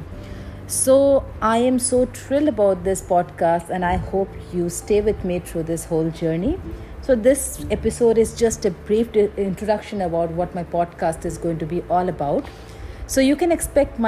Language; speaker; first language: English; non-native, local second language; Assamese